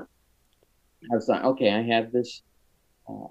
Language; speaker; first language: English; native; English